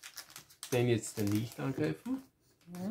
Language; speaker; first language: German; native; German